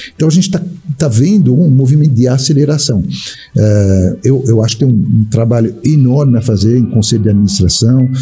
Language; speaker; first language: Portuguese; non-native, fluent; French